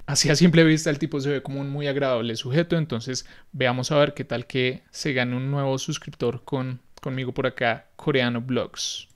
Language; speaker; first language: Spanish; native; Spanish